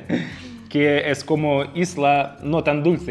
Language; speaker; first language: Spanish; non-native, fluent; Russian